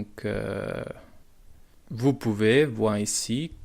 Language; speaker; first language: French; non-native, learner; Spanish